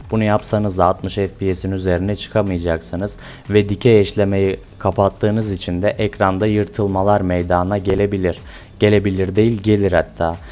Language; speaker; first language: Turkish; native; Turkish